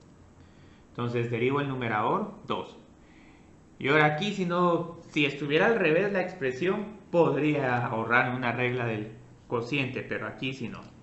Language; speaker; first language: Spanish; native; Spanish